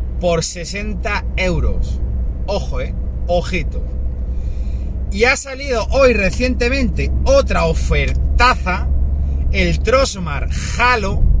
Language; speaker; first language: Spanish; native; Spanish